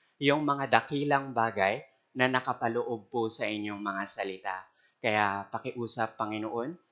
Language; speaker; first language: Filipino; non-native, local second language; Pampanga